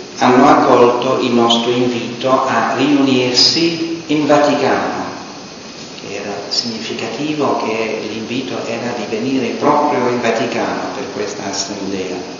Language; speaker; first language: Italian; non-native, fluent; English